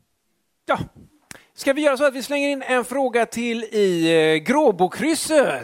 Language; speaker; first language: Swedish; native; Swedish